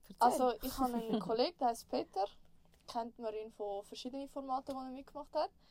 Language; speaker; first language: German; native; German